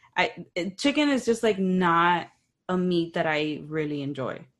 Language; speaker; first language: English; early bilingual, other home language; Spanish